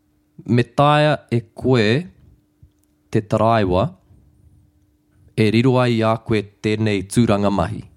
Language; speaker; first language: Māori; non-native, local second language; English